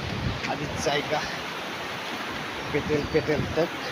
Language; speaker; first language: Hindi; non-native, local second language; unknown